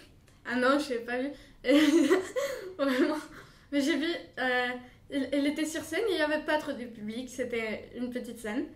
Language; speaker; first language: French; non-native, fluent; Bulgarian